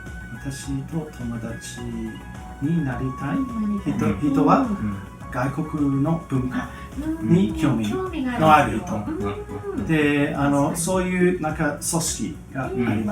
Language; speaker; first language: Japanese; non-native, fluent; English